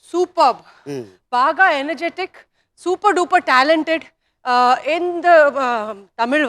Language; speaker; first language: Telugu; non-native, local second language; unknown